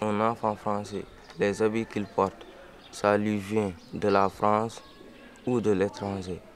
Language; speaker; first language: French; non-native, local second language; Fula